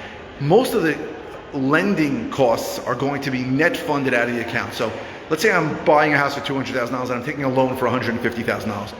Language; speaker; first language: English; native; English